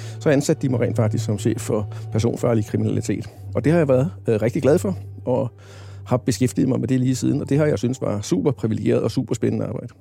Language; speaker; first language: Danish; native; Danish